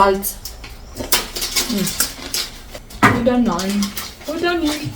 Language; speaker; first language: German; non-native, learner; English